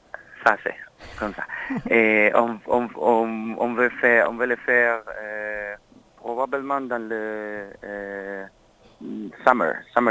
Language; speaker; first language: French; non-native, learner; Spanish